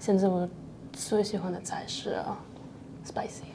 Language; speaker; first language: Chinese; early bilingual, other home language; Russian